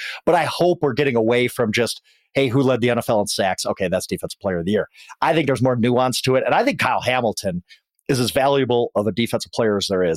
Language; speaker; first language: English; native; English